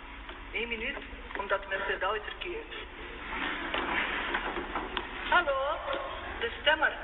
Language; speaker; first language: Dutch; non-native, learner; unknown